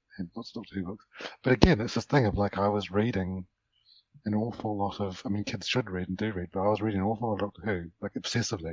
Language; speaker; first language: English; native; English